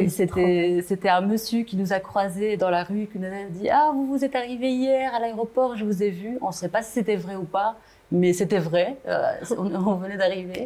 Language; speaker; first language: French; non-native, local second language; Arabic